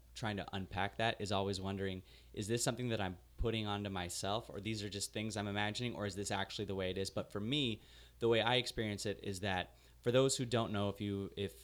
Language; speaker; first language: English; native; English